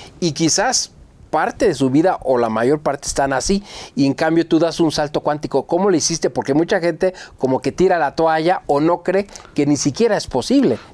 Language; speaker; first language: Spanish; native; Spanish